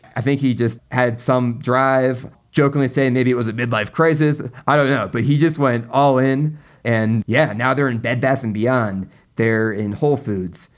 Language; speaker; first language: English; native; English